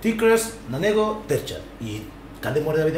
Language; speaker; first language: Macedonian; non-native, learner; Spanish